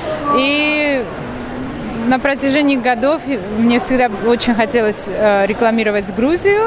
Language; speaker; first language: Russian; non-native, local second language; Georgian